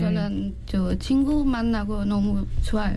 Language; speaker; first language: Korean; non-native, learner; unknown